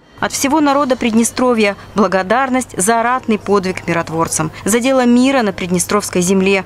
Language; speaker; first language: Russian; native; Russian